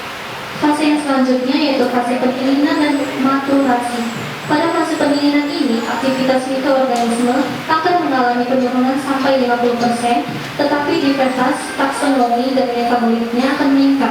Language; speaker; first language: Indonesian; native; Indonesian